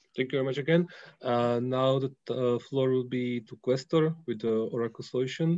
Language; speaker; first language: English; non-native, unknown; Czech